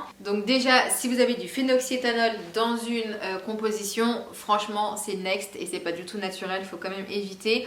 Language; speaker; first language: French; native; French